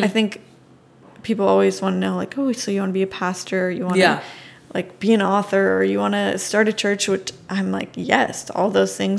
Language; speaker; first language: English; native; English